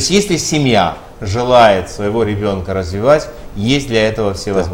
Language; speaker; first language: Russian; native; Russian